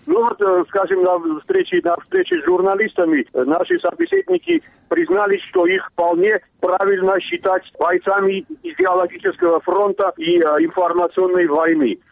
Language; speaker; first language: Russian; non-native, local second language; Armenian